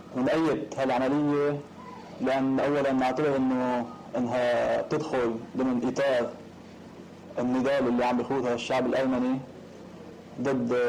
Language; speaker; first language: Arabic; non-native, local second language; Armenian